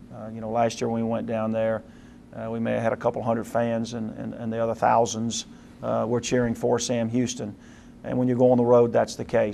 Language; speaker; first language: English; native; English